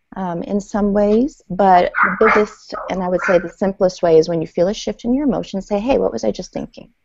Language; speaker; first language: English; early bilingual, other home language; Persian